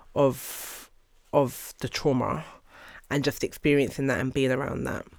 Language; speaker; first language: English; early bilingual, other home language; Yoruba